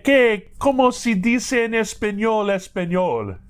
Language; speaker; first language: Spanish; non-native, learner; English